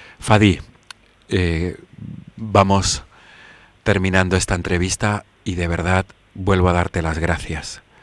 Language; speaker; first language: Spanish; native; Spanish